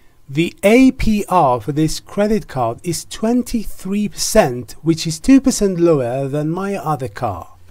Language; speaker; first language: English; non-native, fluent; Persian